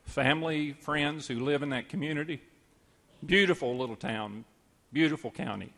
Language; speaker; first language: English; native; English